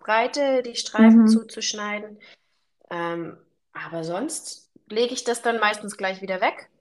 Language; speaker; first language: German; native; German